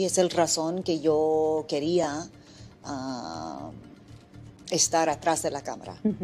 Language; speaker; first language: Spanish; non-native, fluent; English